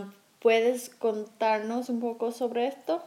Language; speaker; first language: Spanish; non-native, learner; English